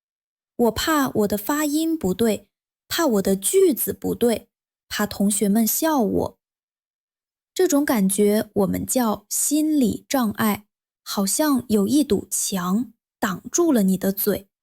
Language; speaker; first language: Chinese; non-native, fluent; Vietnamese